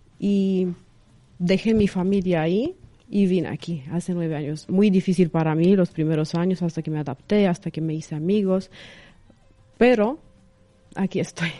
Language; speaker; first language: Spanish; non-native, fluent; Romanian